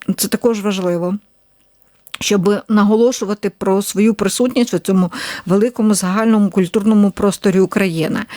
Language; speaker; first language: Ukrainian; native; Ukrainian